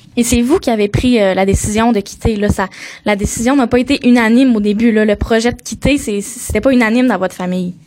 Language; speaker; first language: French; native; French